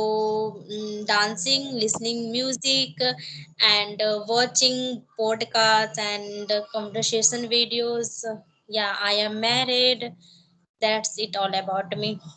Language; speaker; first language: English; non-native, learner; Hindi